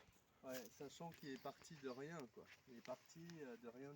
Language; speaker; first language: French; native; French